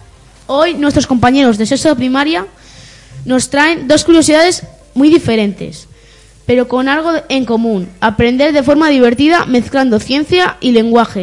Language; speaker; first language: Spanish; native; Spanish